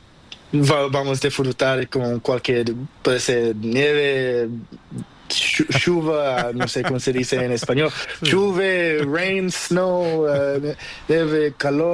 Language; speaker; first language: Spanish; non-native, learner; Portuguese